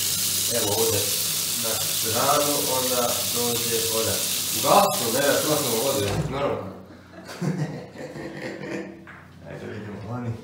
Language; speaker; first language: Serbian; early bilingual, heritage; Serbian